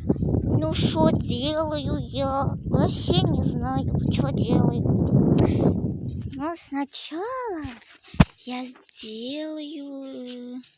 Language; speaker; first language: Russian; non-native, local second language; Kazakh